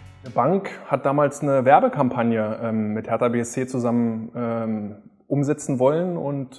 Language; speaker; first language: German; native; German